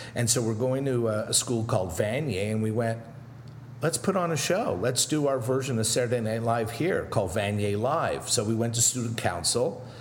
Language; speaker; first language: English; native; English